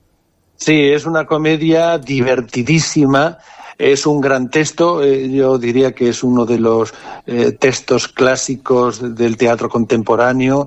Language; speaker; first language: Spanish; native; Spanish